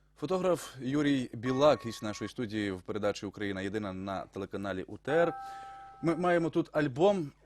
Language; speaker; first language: Ukrainian; native; Ukrainian